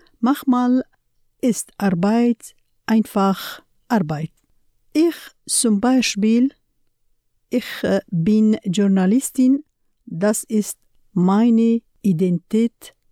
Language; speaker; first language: German; non-native, fluent; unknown